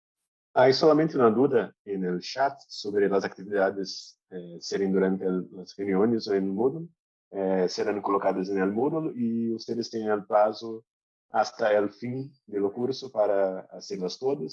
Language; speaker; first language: Spanish; non-native, learner; Portuguese